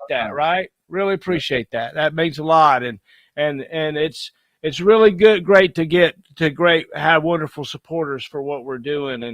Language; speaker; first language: English; native; English